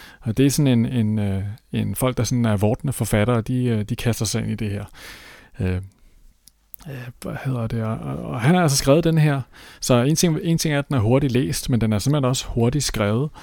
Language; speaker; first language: Danish; native; Danish